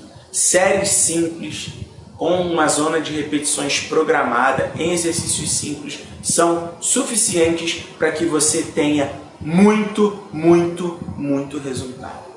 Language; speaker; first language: Portuguese; native; Portuguese